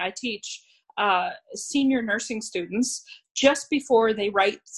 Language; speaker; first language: English; native; English